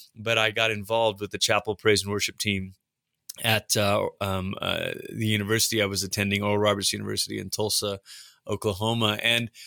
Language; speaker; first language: English; early bilingual, other home language; Tamil